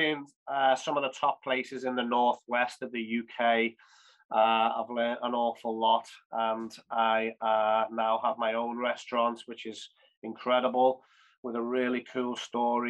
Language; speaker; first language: English; native; English